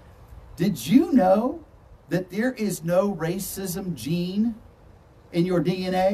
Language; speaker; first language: English; native; English